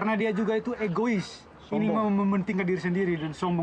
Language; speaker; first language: Indonesian; non-native, local second language; Nias